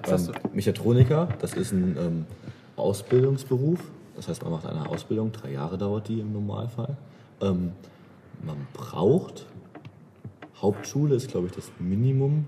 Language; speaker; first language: German; native; German